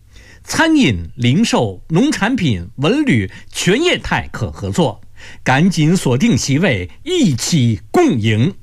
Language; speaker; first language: Chinese; native; Chinese